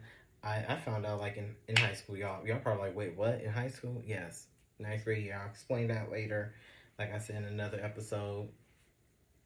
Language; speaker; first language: English; native; English